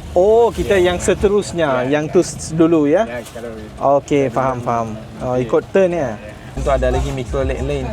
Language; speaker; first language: Malay; native; Malay